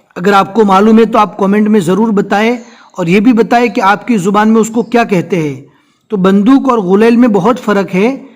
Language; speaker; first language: Urdu; non-native, local second language; Gujarati